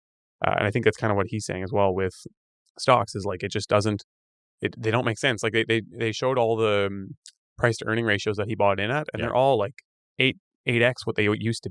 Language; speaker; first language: English; native; English